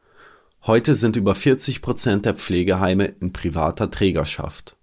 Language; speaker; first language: German; native; German